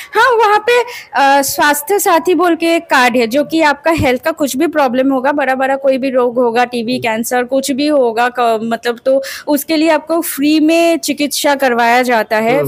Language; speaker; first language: Hindi; non-native, local second language; Bangla